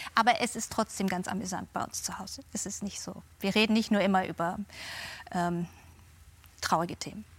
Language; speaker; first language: German; native; German